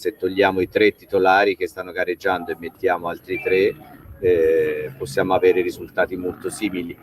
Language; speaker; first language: Italian; native; Italian